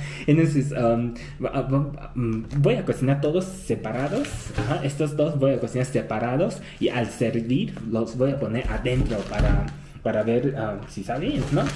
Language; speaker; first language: Spanish; non-native, fluent; Chinese